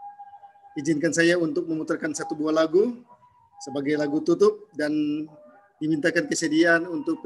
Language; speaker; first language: Indonesian; native; Indonesian